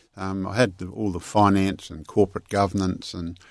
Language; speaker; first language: English; native; English